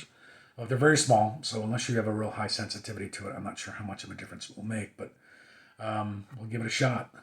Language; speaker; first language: English; native; English